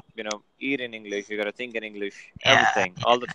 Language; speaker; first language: English; non-native, local second language; Gujarati